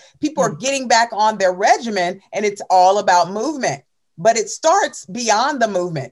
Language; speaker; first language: English; native; English